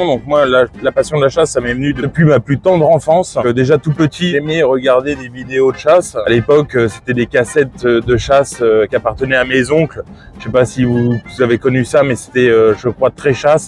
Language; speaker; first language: French; native; French